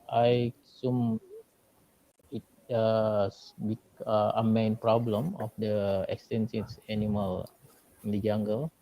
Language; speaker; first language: English; non-native, learner; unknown